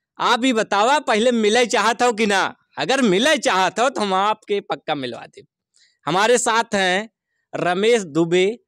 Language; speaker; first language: Hindi; native; Hindi